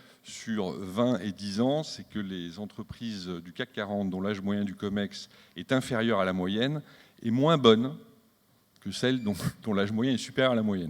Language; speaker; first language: French; native; French